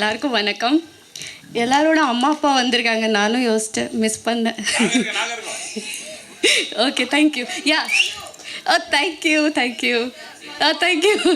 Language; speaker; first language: Tamil; non-native, learner; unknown